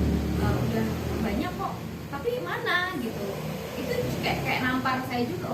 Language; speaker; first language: Indonesian; native; Indonesian